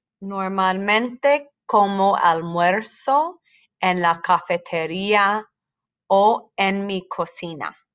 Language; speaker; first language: Spanish; non-native, fluent; English